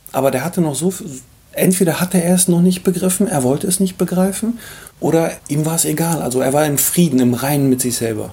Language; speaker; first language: German; early bilingual, other home language; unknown